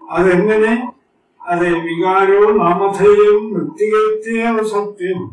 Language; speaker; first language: Malayalam; native; Malayalam